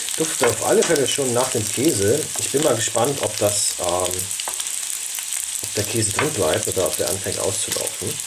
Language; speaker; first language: German; native; German